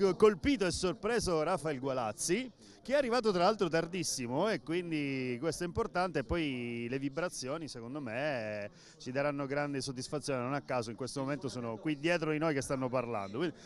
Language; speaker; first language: Italian; native; Italian